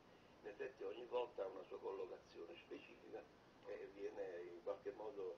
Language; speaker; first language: Italian; native; Italian